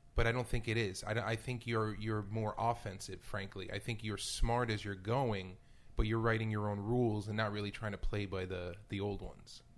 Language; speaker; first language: English; native; English